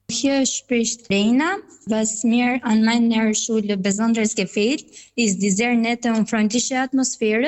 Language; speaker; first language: German; non-native, fluent; Albanian